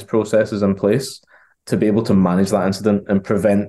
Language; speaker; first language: English; native; English